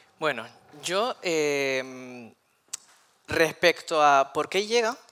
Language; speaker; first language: Spanish; native; Spanish